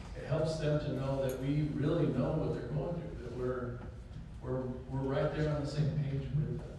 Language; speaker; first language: English; native; English